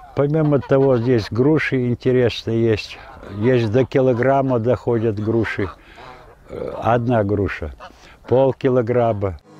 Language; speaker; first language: Russian; non-native, local second language; Ingush